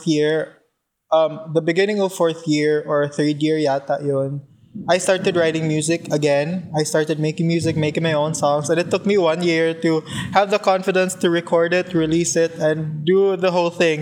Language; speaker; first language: English; non-native, local second language; Cebuano